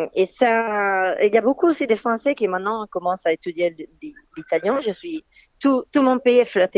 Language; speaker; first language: French; non-native, fluent; Italian